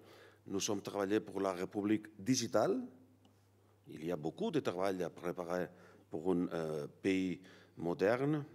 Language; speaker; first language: French; non-native, learner; Catalan